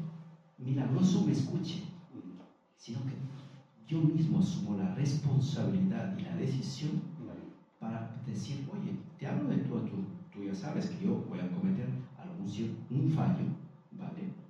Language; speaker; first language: Spanish; native; Spanish